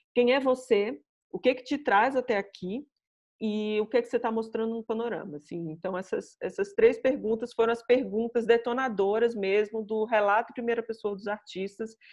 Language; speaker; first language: Portuguese; native; Portuguese